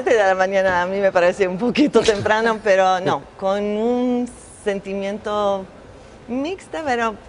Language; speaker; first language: Spanish; non-native, fluent; English